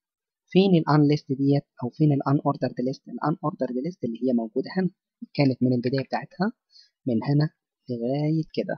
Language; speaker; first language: Arabic; native; Arabic